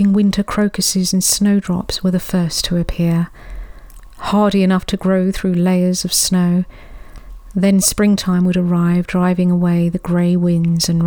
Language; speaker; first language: English; native; English